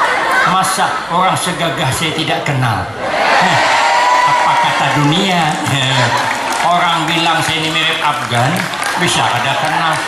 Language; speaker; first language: Indonesian; non-native, local second language; Banjar